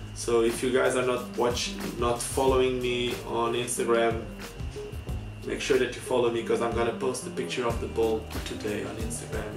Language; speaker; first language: English; non-native, fluent; Portuguese